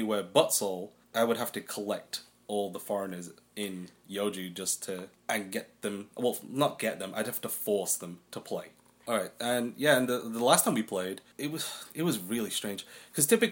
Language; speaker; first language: English; native; English